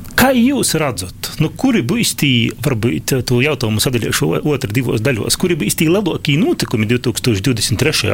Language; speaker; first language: Latvian; native; Latvian